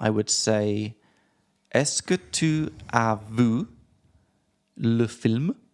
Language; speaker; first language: French; non-native, learner; English